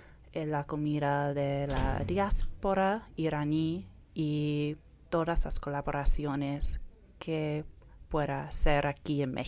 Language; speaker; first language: Spanish; non-native, fluent; Persian